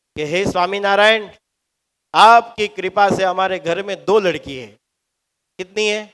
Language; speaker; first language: Hindi; non-native, local second language; Gujarati